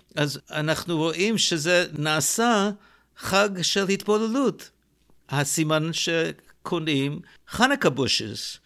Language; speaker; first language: Hebrew; non-native, fluent; English